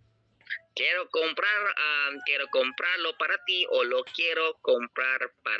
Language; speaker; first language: Spanish; non-native, learner; Filipino